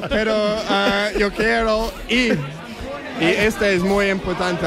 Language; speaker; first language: Spanish; non-native, learner; English